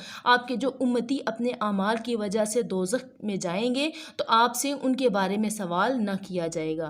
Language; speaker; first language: Urdu; native; Urdu